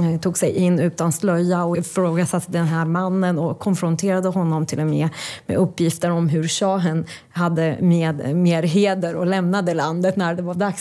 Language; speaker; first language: Swedish; non-native, fluent; Persian